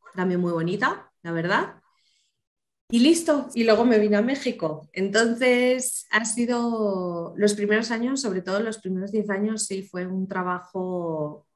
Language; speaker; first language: Spanish; native; Spanish